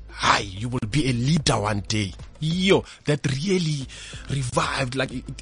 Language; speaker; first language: English; non-native, local second language; Northern Sotho